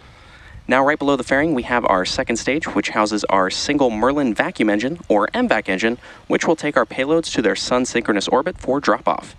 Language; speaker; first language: English; native; English